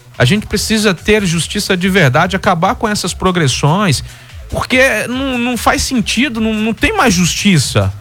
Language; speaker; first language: Portuguese; native; Portuguese